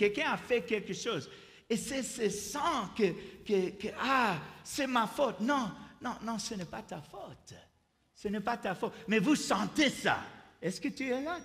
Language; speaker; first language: French; non-native, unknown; English